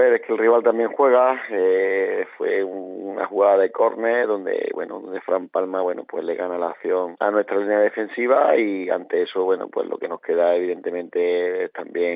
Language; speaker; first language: Spanish; native; Spanish